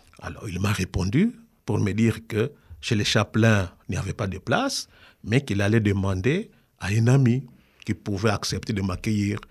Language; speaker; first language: French; non-native, local second language; Kongo